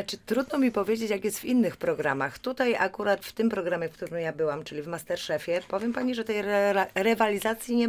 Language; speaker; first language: Polish; native; Polish